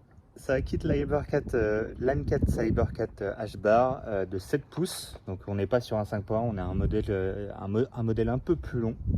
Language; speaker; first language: French; native; French